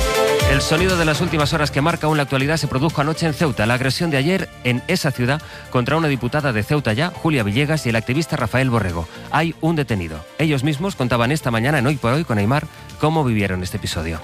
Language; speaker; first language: Spanish; native; Spanish